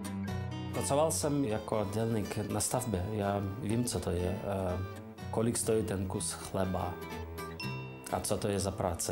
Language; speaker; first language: Czech; non-native, fluent; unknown